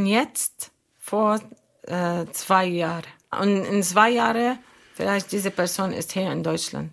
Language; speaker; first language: German; non-native, fluent; Arabic